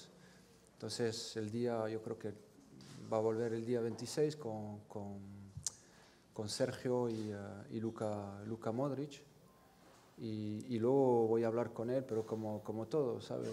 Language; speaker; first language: Spanish; non-native, fluent; French